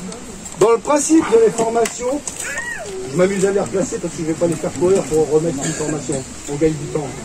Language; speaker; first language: French; native; French